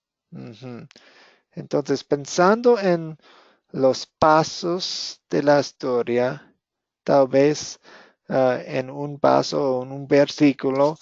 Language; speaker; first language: Spanish; non-native, fluent; English